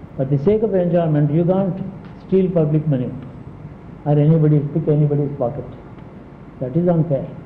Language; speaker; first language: English; non-native, local second language; Telugu